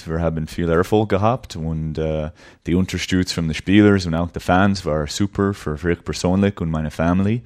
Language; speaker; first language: German; early bilingual, heritage; English